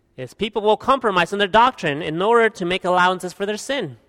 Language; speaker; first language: English; early bilingual, other home language; Spanish